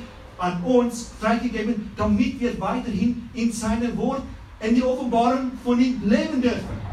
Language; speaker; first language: German; non-native, learner; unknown